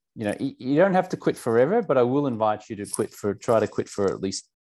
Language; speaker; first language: English; native; English